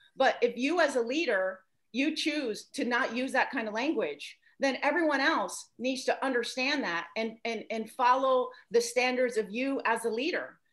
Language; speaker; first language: English; native; English